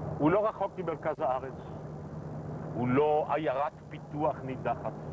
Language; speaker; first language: Hebrew; native; Hebrew